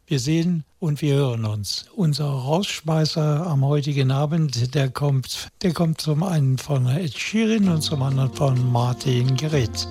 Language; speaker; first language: German; native; German